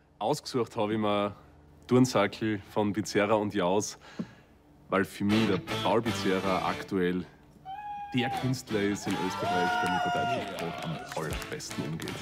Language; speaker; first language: German; native; German